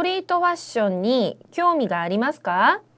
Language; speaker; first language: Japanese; non-native, fluent; Korean